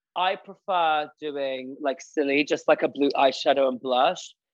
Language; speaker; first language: English; native; English